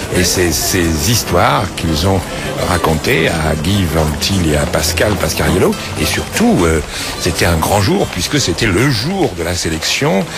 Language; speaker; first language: French; native; French